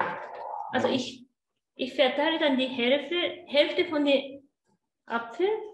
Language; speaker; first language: German; non-native, learner; Japanese